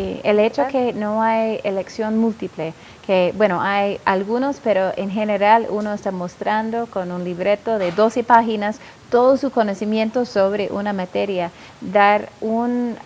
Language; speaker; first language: Spanish; non-native, fluent; English